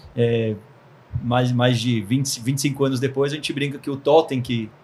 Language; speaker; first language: Portuguese; early bilingual, other home language; Hebrew